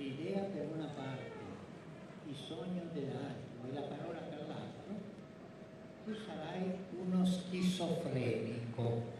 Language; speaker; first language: Italian; non-native, fluent; Spanish